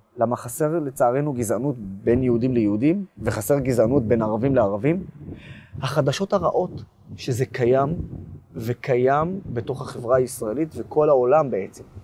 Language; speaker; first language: Hebrew; non-native, local second language; Arabic